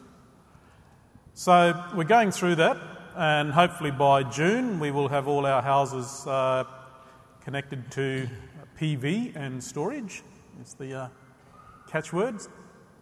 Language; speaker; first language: English; native; English